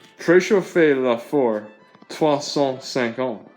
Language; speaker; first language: French; non-native, learner; English